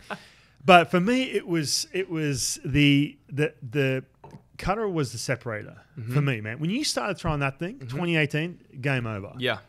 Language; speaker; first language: English; native; English